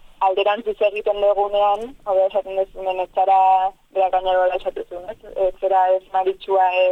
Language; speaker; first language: Basque; native; Basque